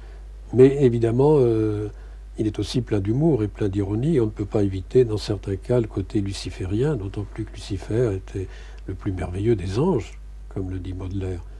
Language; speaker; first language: French; native; French